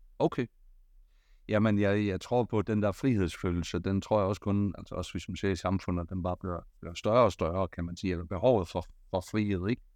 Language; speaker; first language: Danish; native; Danish